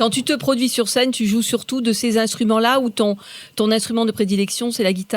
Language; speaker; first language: French; native; French